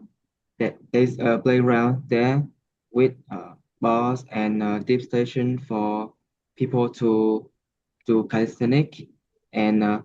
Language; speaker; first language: English; non-native, learner; Vietnamese